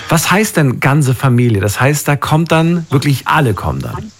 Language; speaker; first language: German; native; German